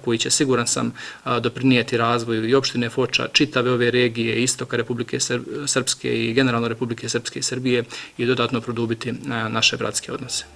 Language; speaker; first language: Bosnian; native; Bosnian